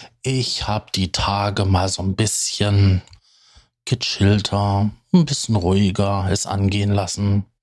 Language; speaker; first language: German; native; German